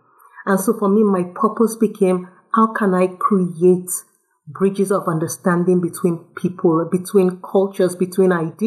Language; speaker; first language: English; non-native, local second language; Yoruba